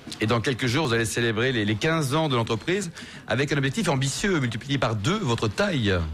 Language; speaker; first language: French; native; French